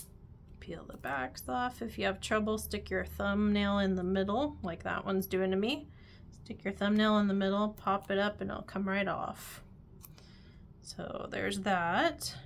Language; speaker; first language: English; native; English